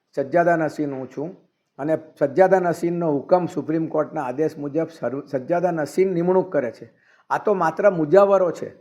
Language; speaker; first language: Gujarati; native; Gujarati